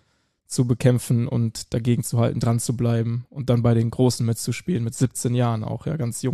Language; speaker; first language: German; native; German